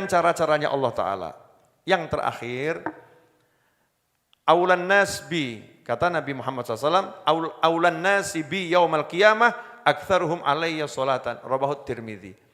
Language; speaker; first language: Indonesian; native; Indonesian